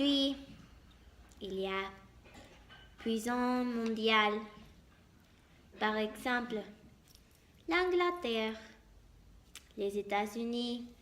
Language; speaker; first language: French; non-native, learner; Spanish